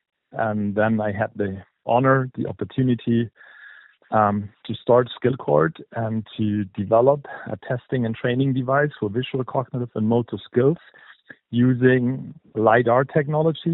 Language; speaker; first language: English; non-native, fluent; German